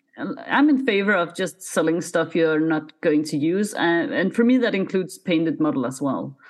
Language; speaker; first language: English; non-native, fluent; Danish